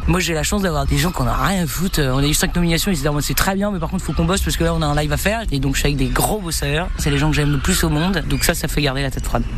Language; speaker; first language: French; native; French